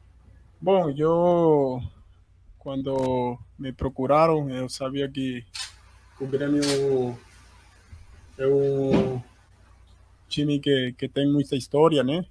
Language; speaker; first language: Portuguese; non-native, fluent; Spanish